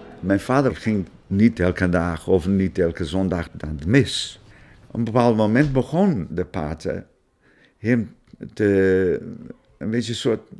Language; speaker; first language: Dutch; non-native, fluent; Portuguese